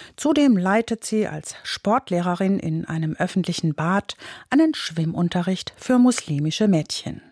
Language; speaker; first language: German; native; German